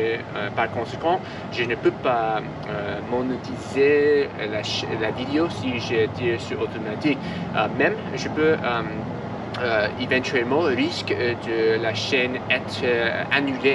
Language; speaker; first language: French; non-native, learner; English